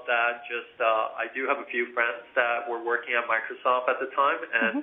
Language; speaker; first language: English; early bilingual, other home language; Chinese